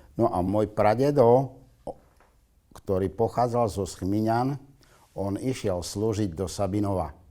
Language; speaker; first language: Slovak; non-native, local second language; Romany